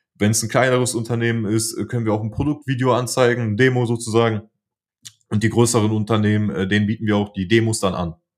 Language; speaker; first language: German; early bilingual, other home language; Polish